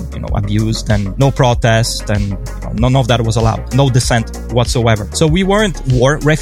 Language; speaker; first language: English; non-native, fluent; Polish